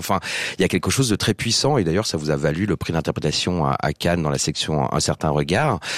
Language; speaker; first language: French; native; French